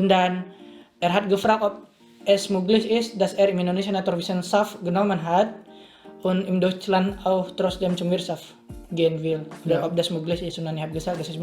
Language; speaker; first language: German; non-native, learner; Indonesian